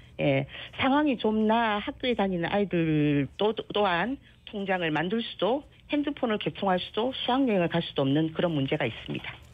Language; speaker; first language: Korean; native; Korean